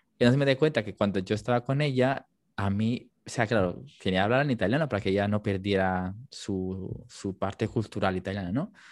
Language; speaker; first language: Spanish; non-native, fluent; Italian